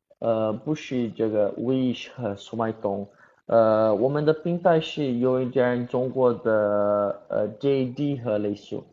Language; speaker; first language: Chinese; non-native, learner; Portuguese